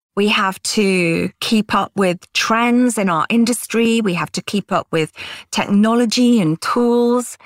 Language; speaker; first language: English; native; English